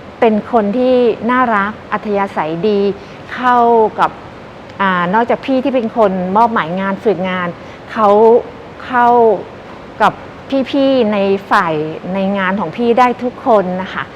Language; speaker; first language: Thai; native; Thai